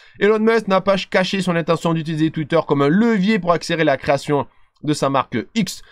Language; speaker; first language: French; native; French